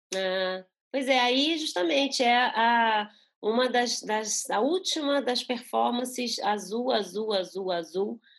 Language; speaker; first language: Portuguese; early bilingual, other home language; Spanish